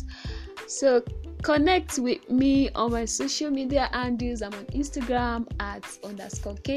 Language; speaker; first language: English; non-native, local second language; Yoruba